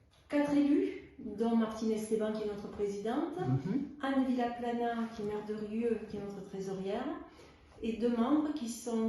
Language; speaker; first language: French; native; French